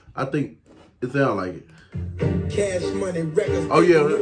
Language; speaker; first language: English; native; English